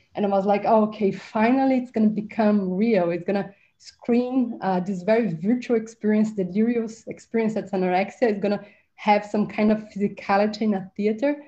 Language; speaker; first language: English; non-native, fluent; Portuguese